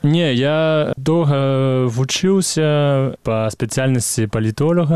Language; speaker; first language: Belarusian; non-native, fluent; French